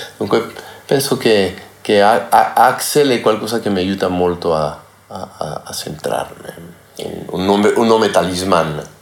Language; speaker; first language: Italian; non-native, learner; Spanish